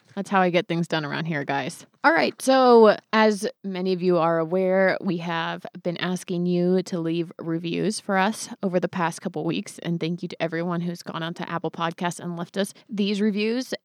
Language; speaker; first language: English; native; English